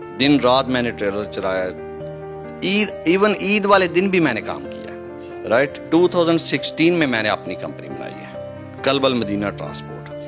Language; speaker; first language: Urdu; non-native, local second language; Punjabi